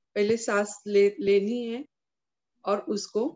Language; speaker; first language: Hindi; non-native, local second language; Marathi